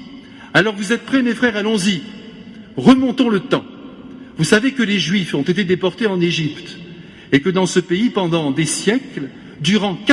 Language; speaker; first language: French; native; French